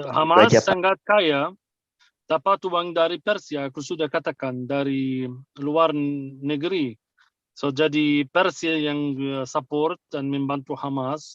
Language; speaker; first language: Indonesian; non-native, fluent; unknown